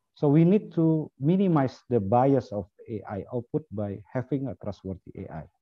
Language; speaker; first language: English; non-native, fluent; Indonesian